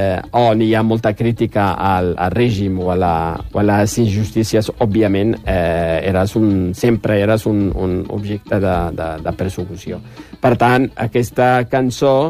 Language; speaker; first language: Catalan; non-native, fluent; Riffian